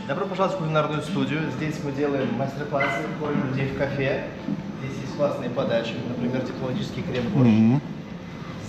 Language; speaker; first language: Russian; native; Russian